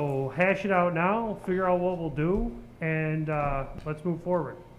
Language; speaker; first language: English; native; English